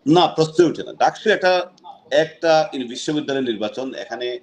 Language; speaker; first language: Bangla; native; Bangla